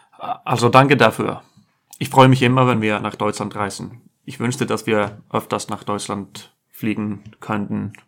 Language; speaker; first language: German; non-native, fluent; Icelandic